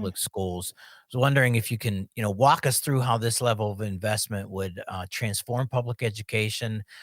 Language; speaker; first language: English; native; English